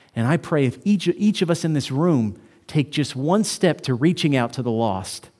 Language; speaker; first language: English; native; English